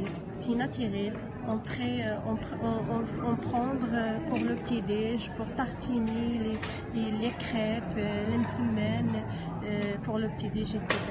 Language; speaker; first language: French; non-native, local second language; Arabic